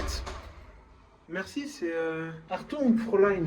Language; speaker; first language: French; native; French